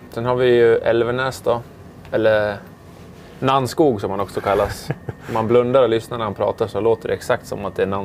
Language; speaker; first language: Swedish; native; Swedish